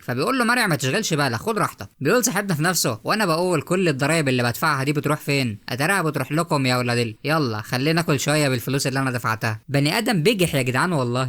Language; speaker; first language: Arabic; native; Arabic